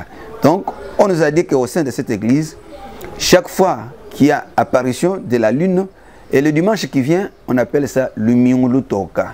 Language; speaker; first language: French; non-native, local second language; Luba-Lulua